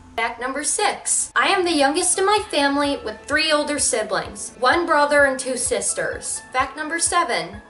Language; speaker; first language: English; native; English